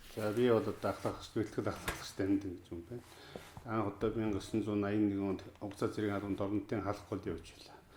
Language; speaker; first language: Mongolian; native; Mongolian